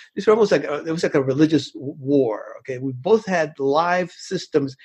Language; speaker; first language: English; early bilingual, other home language; Spanish